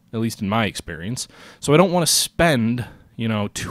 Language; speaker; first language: English; native; English